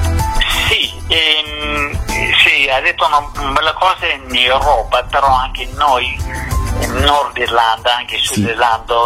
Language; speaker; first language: Italian; non-native, fluent; English